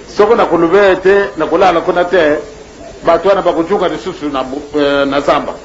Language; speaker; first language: Lingala; non-native, local second language; Kongo